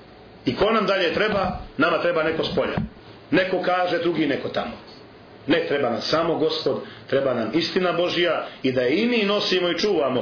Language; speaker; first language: Croatian; native; Croatian